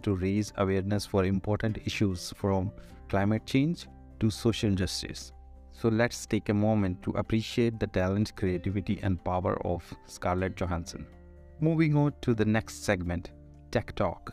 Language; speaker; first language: English; non-native, local second language; Punjabi